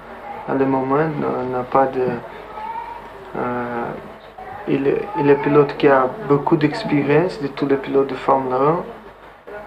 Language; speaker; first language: French; non-native, learner; Portuguese